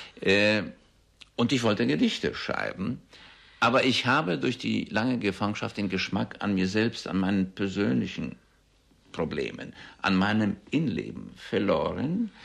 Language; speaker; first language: German; early bilingual, heritage; German